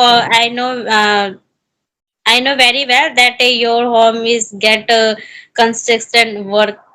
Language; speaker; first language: English; non-native, learner; Hindi